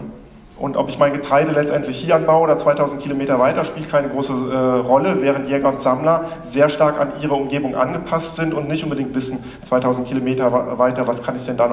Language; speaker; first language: German; native; German